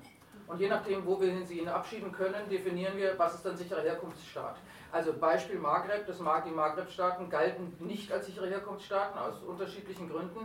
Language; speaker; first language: German; native; German